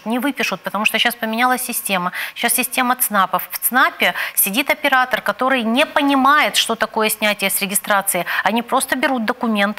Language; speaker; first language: Russian; native; Russian